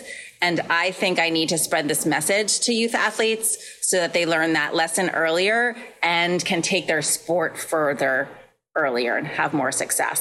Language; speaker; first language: English; native; English